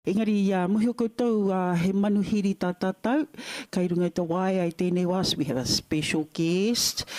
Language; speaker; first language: Māori; native; Māori